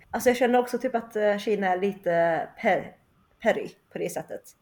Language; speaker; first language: Swedish; early bilingual, other home language; Chinese